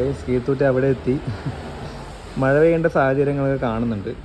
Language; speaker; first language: Malayalam; native; Malayalam